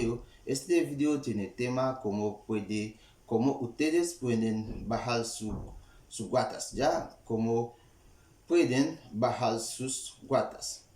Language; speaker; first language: Spanish; non-native, learner; Haitian Creole